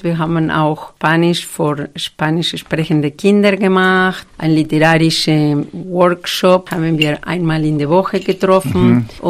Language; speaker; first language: German; non-native, fluent; Spanish